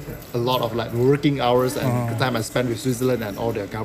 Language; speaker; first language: English; non-native, local second language; Chinese